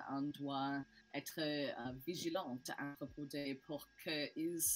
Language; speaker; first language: French; non-native, local second language; English